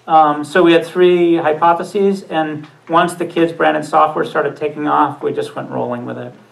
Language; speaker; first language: English; native; English